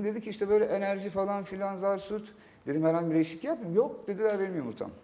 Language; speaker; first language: Turkish; native; Turkish